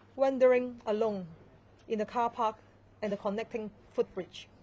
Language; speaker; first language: English; non-native, local second language; Chinese